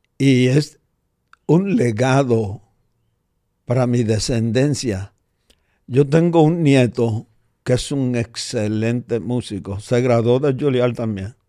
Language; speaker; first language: Spanish; native; Spanish